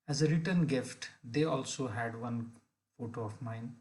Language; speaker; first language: English; non-native, local second language; Marathi